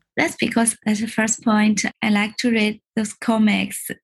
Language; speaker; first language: English; non-native, learner; Chinese